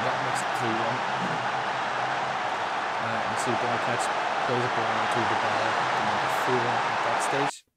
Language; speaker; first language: English; native; English